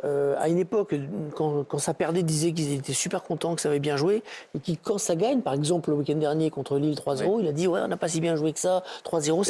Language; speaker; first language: French; native; French